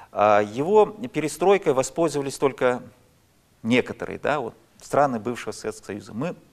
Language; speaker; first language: Russian; native; Russian